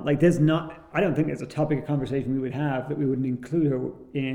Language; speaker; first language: English; native; English